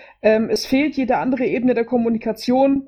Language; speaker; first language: German; native; German